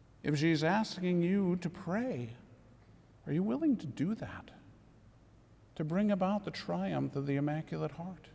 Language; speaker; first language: English; native; English